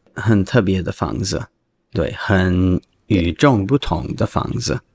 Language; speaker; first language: Chinese; non-native, learner; English